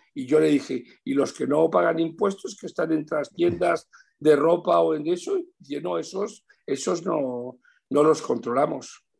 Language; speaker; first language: Spanish; early bilingual, heritage; Spanish